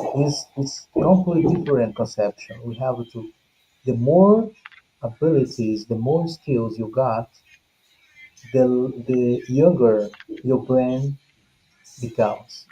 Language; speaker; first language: English; non-native, fluent; Portuguese